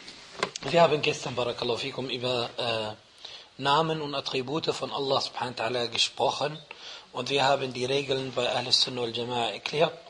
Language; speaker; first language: German; non-native, fluent; Arabic